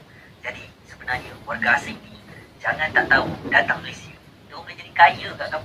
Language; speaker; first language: Malay; native; Malay